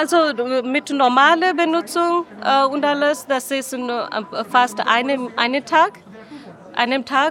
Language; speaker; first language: German; non-native, learner; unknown